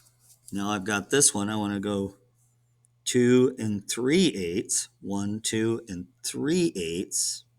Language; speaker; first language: English; native; English